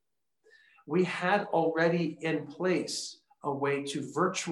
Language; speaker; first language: English; native; English